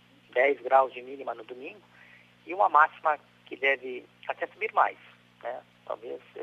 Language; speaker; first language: Portuguese; native; Portuguese